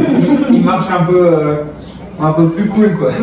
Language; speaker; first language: French; native; French